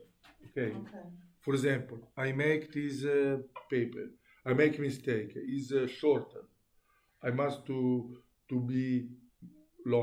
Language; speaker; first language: English; non-native, learner; Italian